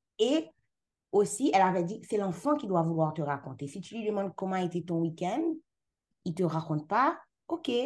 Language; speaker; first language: French; non-native, local second language; Haitian Creole